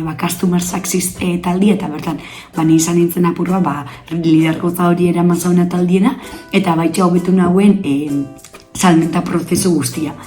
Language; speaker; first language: Basque; native; Basque